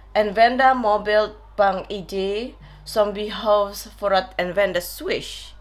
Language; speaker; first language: Swedish; non-native, fluent; Indonesian